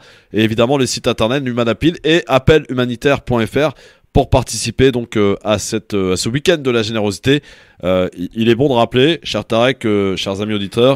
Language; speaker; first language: French; native; French